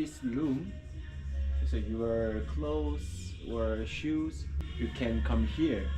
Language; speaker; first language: English; non-native, learner; Korean